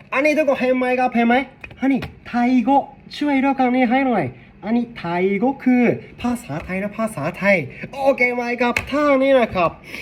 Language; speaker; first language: Thai; non-native, learner; Japanese